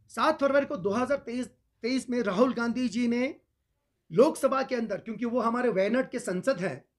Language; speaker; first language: Hindi; non-native, local second language; Ladakhi